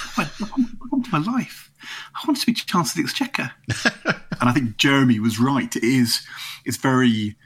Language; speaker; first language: English; native; English